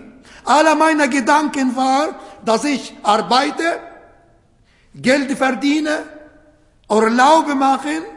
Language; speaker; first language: German; non-native, learner; Arabic